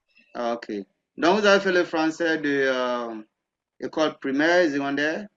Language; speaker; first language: French; non-native, fluent; Akan